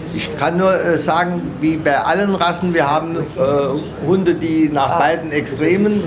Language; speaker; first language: German; native; German